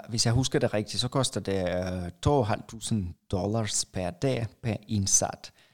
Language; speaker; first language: Danish; non-native, fluent; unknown